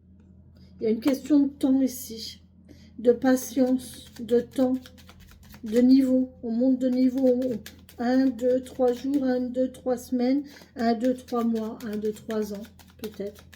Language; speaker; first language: French; native; French